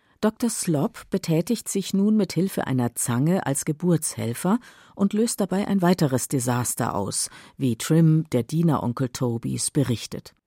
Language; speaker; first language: German; native; German